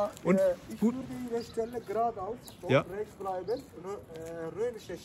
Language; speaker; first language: German; non-native, learner; Turkish